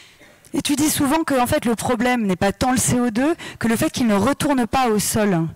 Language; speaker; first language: French; native; French